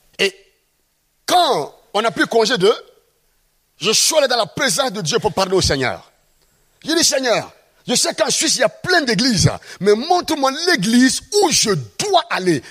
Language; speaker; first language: French; non-native, local second language; Mossi